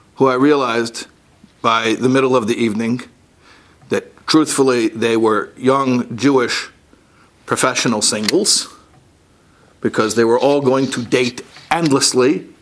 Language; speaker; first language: English; native; English